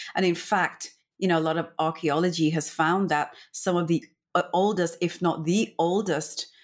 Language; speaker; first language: English; native; English